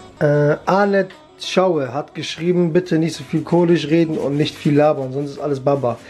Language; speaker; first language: German; early bilingual, other home language; Kurdish